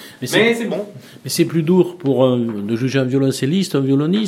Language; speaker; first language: French; native; French